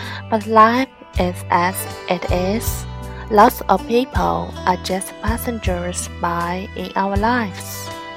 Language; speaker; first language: English; non-native, learner; Chinese